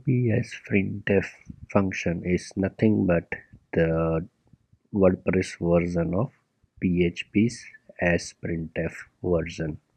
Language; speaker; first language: English; non-native, local second language; Gujarati